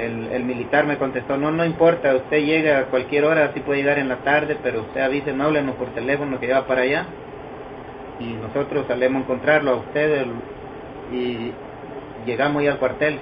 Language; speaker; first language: Spanish; native; Spanish